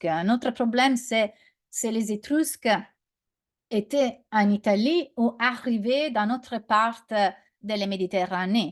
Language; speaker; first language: French; non-native, learner; Italian